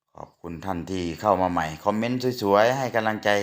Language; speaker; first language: Thai; native; Thai